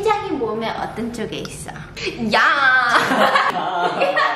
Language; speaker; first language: Korean; early bilingual, heritage; English